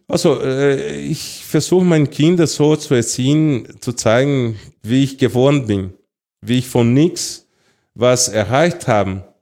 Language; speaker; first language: German; non-native, fluent; Portuguese